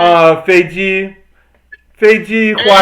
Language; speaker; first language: Chinese; non-native, learner; English